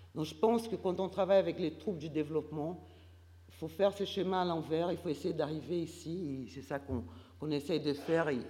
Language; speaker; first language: French; non-native, fluent; Portuguese